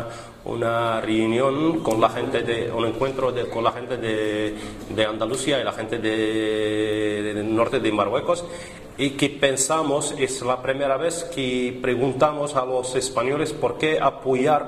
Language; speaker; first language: Spanish; non-native, learner; Arabic